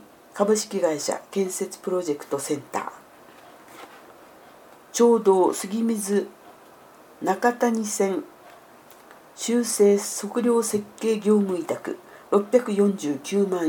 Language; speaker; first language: Japanese; native; Japanese